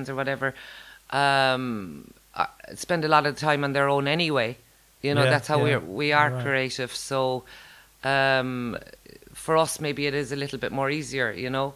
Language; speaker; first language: English; native; English